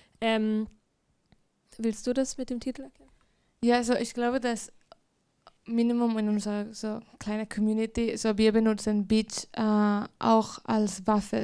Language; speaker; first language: German; non-native, fluent; Spanish